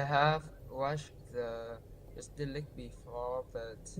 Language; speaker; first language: English; non-native, learner; Vietnamese